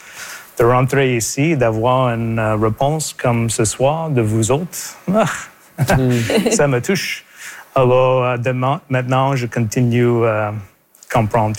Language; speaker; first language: French; non-native, local second language; English